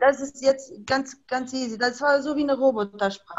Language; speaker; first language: German; non-native, fluent; Bosnian